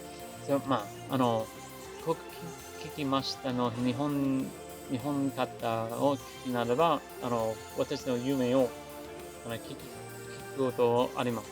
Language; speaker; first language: Japanese; non-native, learner; English